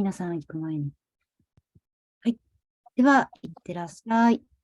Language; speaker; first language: Japanese; native; Japanese